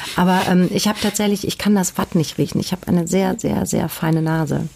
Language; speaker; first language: German; native; German